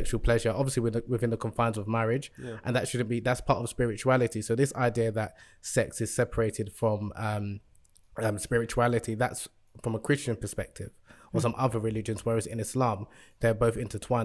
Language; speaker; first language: English; native; English